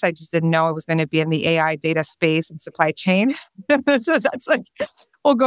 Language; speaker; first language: English; non-native, fluent; French